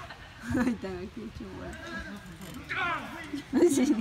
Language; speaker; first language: Spanish; early bilingual, heritage; Spanish